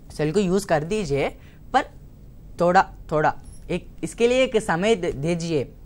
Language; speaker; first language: Hindi; non-native, local second language; Telugu